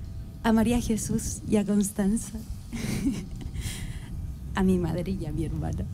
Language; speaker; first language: Spanish; native; Spanish